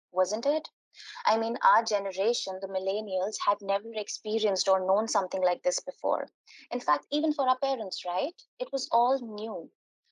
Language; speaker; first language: English; non-native, local second language; Hindi